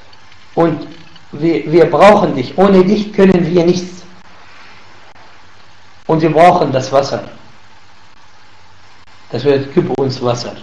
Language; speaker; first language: German; non-native, learner; Arabic